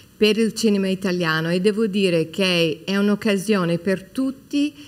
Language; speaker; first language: Italian; non-native, fluent; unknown